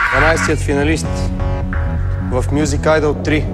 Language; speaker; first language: Bulgarian; native; Bulgarian